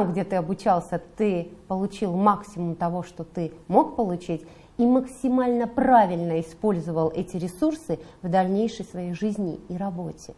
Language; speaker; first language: Russian; native; Russian